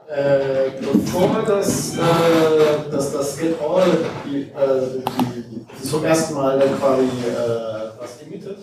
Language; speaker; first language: German; native; German